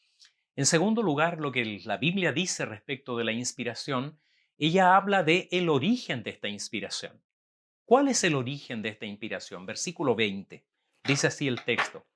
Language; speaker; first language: Spanish; native; Spanish